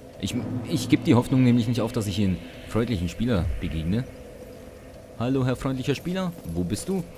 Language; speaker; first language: German; early bilingual, other home language; Ukrainian